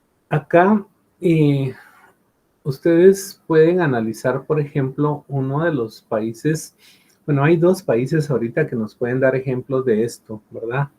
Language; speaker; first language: Spanish; native; Spanish